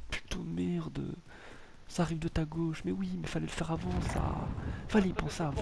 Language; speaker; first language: French; native; French